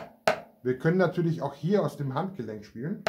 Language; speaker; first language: German; native; German